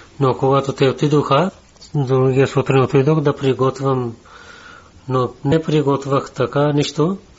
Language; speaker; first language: Bulgarian; non-native, learner; Urdu